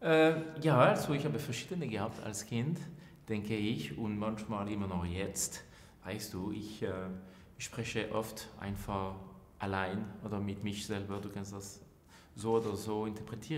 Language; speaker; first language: German; non-native, local second language; French